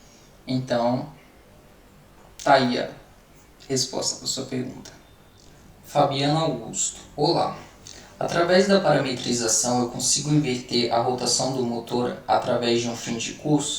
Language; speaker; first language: Portuguese; native; Portuguese